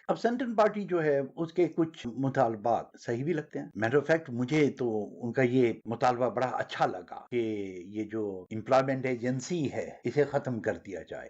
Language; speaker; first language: Urdu; native; Urdu